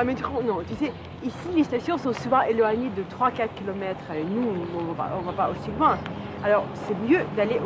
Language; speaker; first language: French; non-native, fluent; Russian